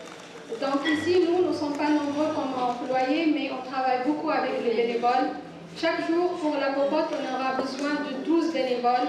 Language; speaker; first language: French; non-native, fluent; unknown